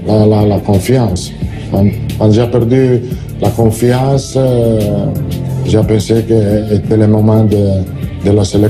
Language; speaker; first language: French; non-native, learner; Italian